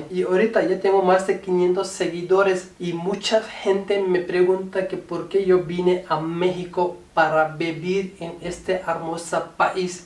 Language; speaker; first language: Spanish; non-native, learner; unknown